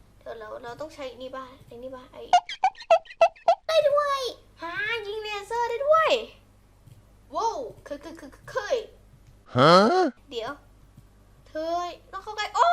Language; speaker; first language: Thai; native; Thai